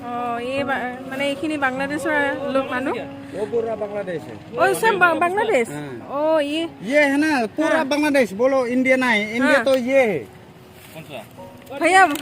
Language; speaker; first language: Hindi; non-native, local second language; Assamese